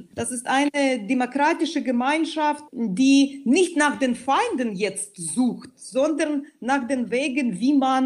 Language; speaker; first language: German; non-native, fluent; Russian